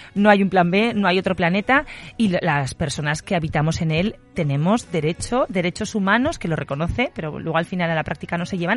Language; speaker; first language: Spanish; native; Spanish